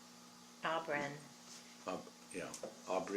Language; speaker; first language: Spanish; non-native, learner; English